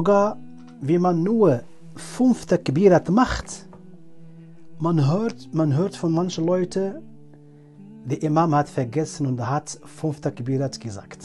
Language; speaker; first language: German; non-native, learner; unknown